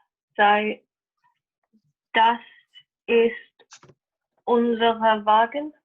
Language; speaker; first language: German; non-native, learner; English